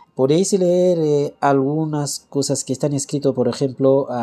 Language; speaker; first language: Spanish; non-native, fluent; French